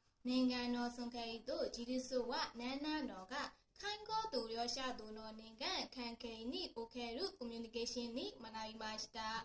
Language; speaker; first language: Japanese; non-native, learner; Burmese